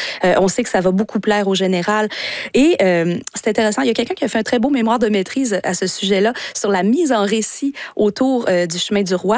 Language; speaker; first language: French; native; French